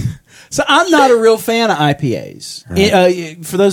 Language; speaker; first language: English; native; English